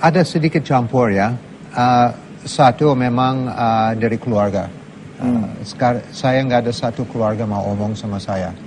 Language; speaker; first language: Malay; non-native, fluent; English